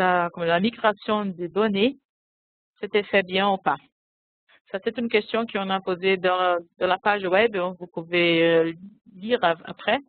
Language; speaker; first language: French; non-native, fluent; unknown